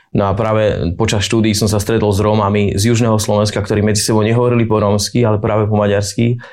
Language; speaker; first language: Slovak; native; Slovak